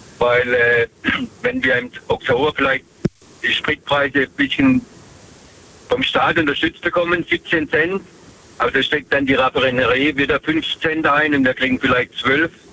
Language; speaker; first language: German; native; German